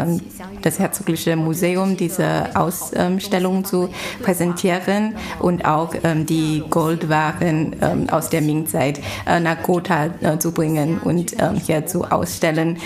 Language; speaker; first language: German; non-native, fluent; Chinese